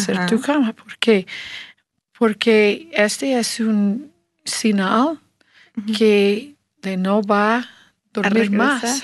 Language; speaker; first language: Spanish; non-native, learner; English